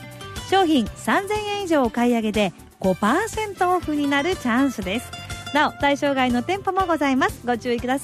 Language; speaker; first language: Japanese; native; Japanese